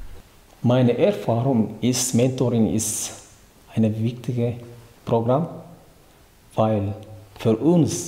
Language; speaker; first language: German; non-native, learner; Tigrinya